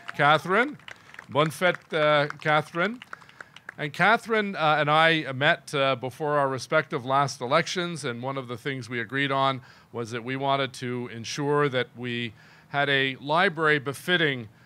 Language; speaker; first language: English; native; English